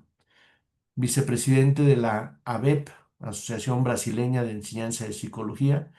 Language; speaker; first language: Spanish; native; Spanish